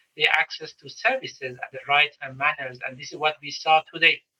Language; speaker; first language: English; non-native, fluent; Persian